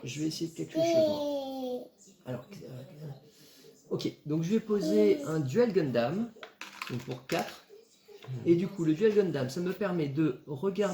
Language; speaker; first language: French; native; French